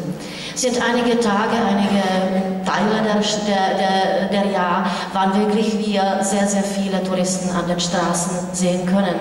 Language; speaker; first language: German; non-native, fluent; Czech